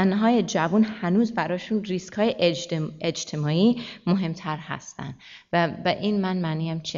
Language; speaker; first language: Persian; early bilingual, heritage; Persian